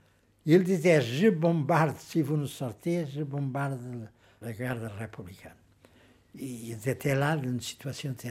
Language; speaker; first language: French; non-native, fluent; Portuguese